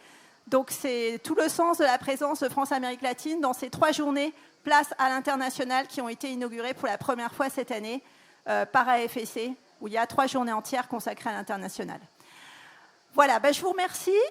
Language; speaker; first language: French; native; French